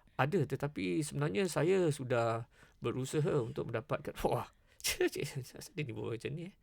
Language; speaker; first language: Malay; native; Malay